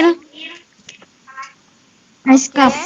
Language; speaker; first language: English; non-native, learner; Indonesian